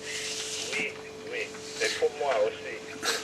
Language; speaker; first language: French; non-native, learner; English